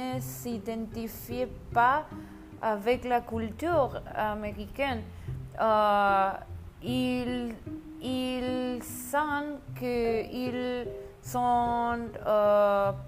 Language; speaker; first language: French; non-native, learner; Spanish